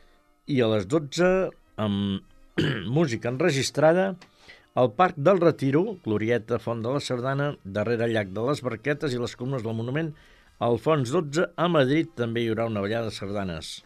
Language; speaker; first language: Catalan; native; Catalan